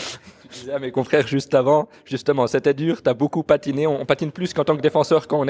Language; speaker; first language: French; native; French